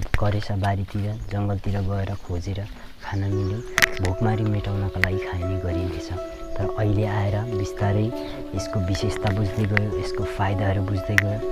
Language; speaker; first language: Nepali; non-native, local second language; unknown